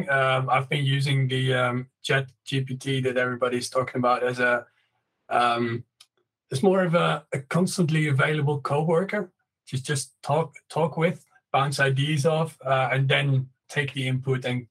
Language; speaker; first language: English; non-native, fluent; Dutch